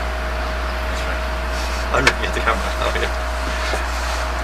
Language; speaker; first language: English; native; English